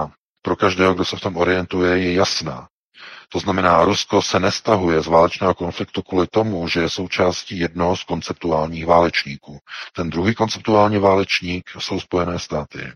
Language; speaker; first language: Czech; native; Czech